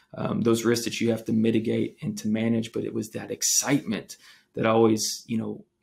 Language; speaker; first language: English; native; English